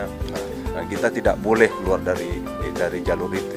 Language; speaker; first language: Indonesian; non-native, local second language; Minangkabau